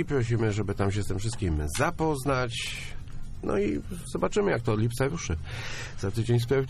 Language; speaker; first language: Polish; native; Polish